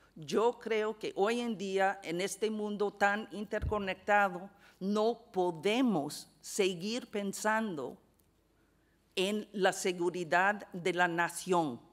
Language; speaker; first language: Spanish; non-native, fluent; English